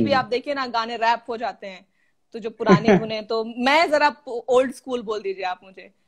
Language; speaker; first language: Hindi; non-native, local second language; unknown